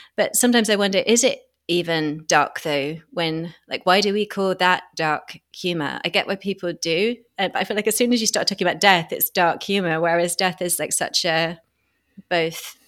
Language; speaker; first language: English; native; English